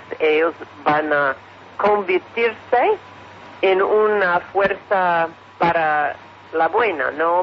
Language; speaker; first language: Spanish; non-native, fluent; English